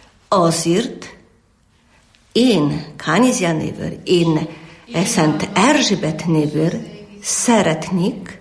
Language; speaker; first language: Hungarian; non-native, learner; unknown